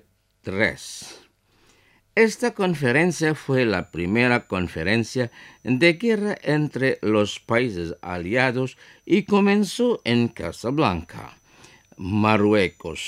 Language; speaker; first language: Spanish; non-native, fluent; Indonesian